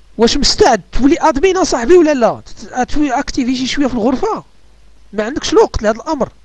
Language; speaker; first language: Arabic; native; Arabic